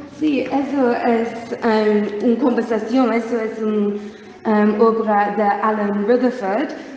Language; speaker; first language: Spanish; non-native, learner; English